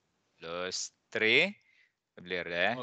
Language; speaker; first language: Swedish; non-native, fluent; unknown